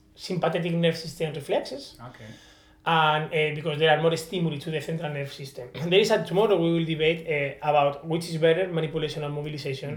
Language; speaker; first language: English; non-native, learner; Spanish